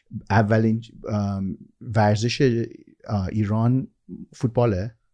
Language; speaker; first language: Persian; early bilingual, heritage; Persian